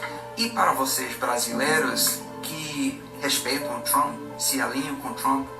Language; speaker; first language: Portuguese; non-native, fluent; English